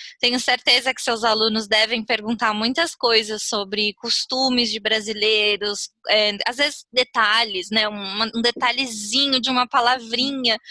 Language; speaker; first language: Portuguese; native; Portuguese